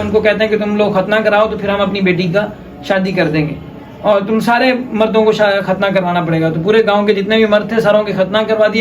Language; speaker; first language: Urdu; native; Urdu